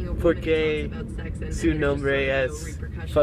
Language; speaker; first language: Spanish; non-native, learner; English